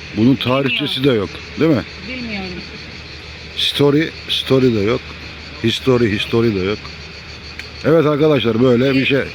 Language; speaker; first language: Turkish; native; Turkish